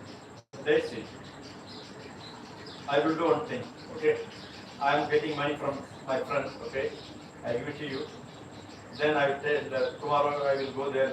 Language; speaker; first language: English; non-native, learner; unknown